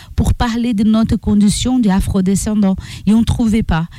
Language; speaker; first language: French; non-native, learner; Portuguese